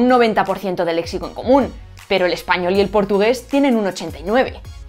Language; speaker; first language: Spanish; native; Spanish